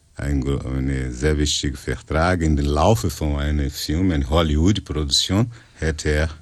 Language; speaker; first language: German; non-native, learner; Portuguese